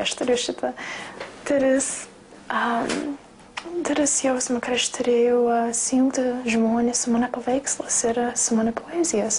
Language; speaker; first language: Lithuanian; early bilingual, heritage; English